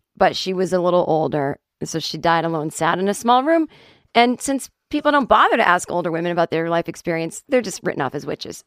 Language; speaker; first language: English; native; English